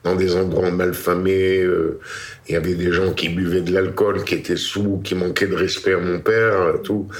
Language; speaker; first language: French; native; French